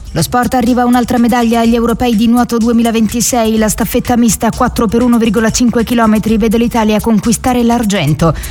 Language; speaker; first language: Italian; native; Italian